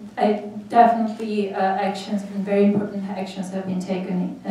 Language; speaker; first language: English; non-native, fluent; Armenian